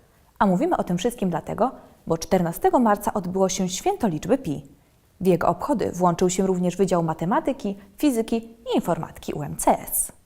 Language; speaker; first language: Polish; native; Polish